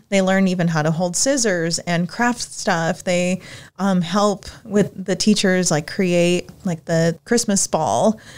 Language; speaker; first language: English; native; English